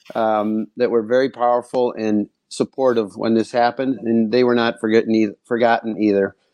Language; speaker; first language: English; native; English